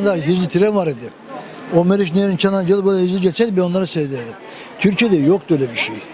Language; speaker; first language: Turkish; native; Turkish